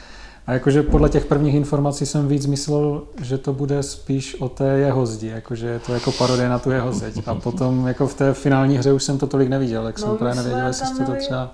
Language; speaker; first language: Czech; native; Czech